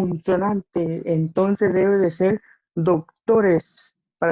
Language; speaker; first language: Spanish; non-native, learner; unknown